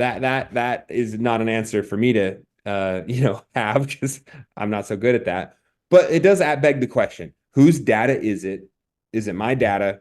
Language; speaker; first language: English; native; English